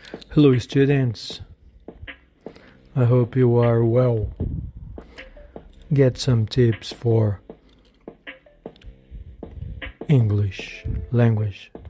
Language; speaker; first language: English; non-native, learner; Portuguese